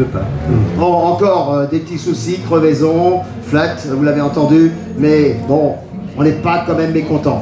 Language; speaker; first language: French; native; French